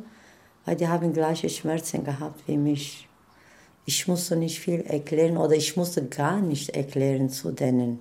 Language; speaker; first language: German; non-native, learner; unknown